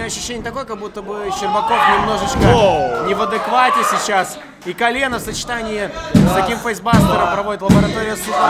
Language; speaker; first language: Russian; native; Russian